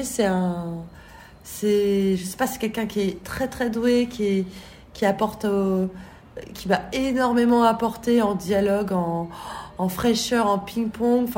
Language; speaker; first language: French; native; French